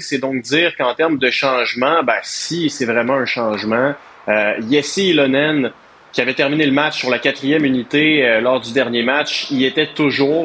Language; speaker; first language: French; native; French